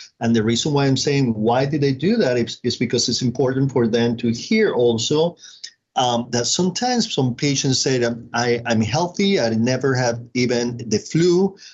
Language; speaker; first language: English; non-native, fluent; Spanish